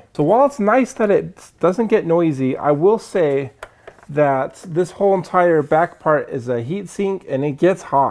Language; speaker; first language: English; native; English